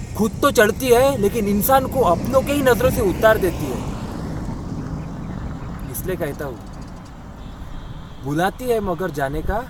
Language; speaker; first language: Hindi; non-native, local second language; Marathi